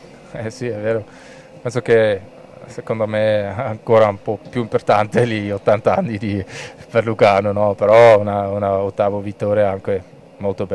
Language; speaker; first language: Italian; non-native, local second language; German